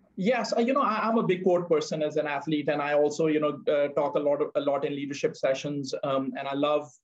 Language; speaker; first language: English; non-native, local second language; Punjabi